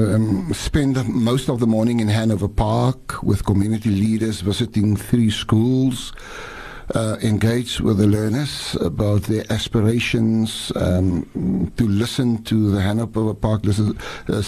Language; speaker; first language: English; non-native, local second language; Afrikaans